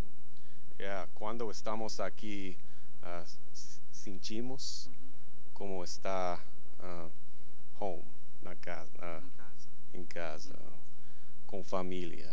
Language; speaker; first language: Portuguese; non-native, learner; English